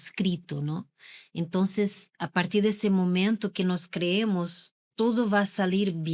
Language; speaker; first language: Spanish; non-native, learner; Portuguese